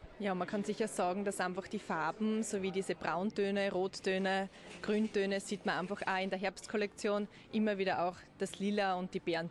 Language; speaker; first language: German; native; German